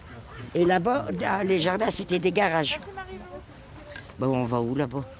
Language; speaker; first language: French; native; French